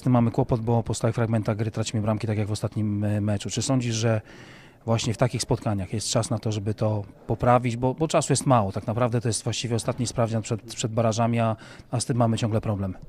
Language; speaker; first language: Polish; native; Polish